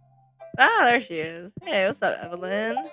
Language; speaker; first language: English; native; English